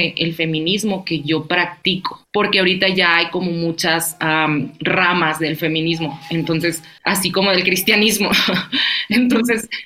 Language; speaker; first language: Spanish; native; Spanish